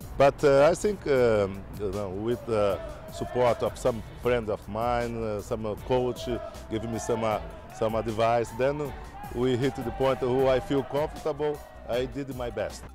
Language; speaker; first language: English; non-native, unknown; Portuguese